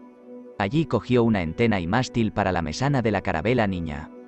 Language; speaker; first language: Spanish; native; Spanish